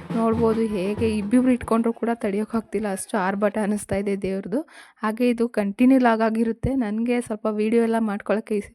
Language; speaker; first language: Kannada; non-native, local second language; Lambadi